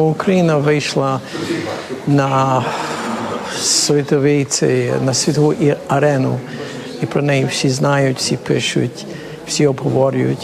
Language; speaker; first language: Ukrainian; early bilingual, heritage; Ukrainian